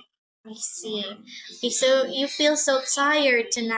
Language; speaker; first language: English; non-native, fluent; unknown